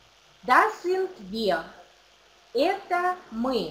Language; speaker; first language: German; non-native, learner; Russian